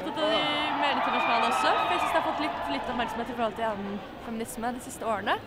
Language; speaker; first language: Norwegian; native; Norwegian